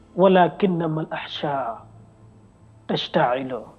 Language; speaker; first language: Arabic; non-native, fluent; Wolof